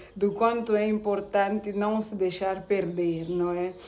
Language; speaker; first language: Portuguese; non-native, local second language; Tsonga